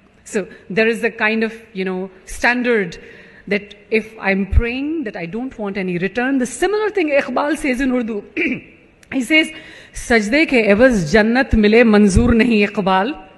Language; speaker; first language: English; non-native, local second language; Punjabi